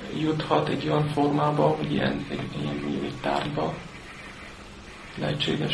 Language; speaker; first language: Hungarian; non-native, learner; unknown